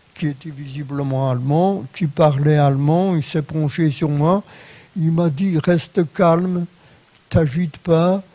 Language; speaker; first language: French; non-native, fluent; Polish